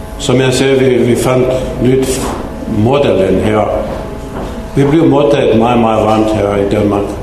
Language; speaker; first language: Danish; non-native, fluent; Bosnian